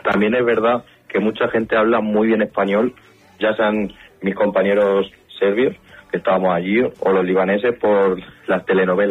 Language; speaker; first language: Spanish; native; Spanish